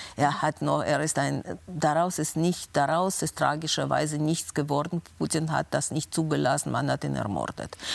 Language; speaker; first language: German; non-native, fluent; Russian